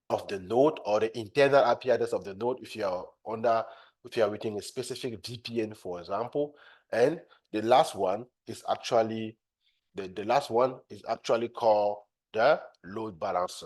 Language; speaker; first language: English; non-native, fluent; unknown